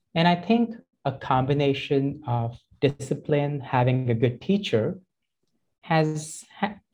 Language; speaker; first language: English; non-native, local second language; Hindi